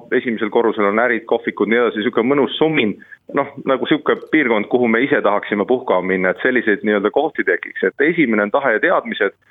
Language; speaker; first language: Estonian; native; Estonian